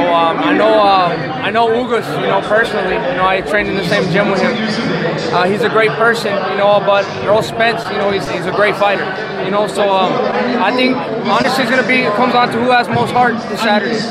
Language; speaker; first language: English; early bilingual, other home language; Spanish